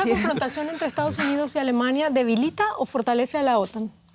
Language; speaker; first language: Spanish; native; Spanish